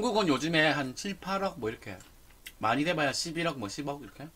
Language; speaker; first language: Korean; native; Korean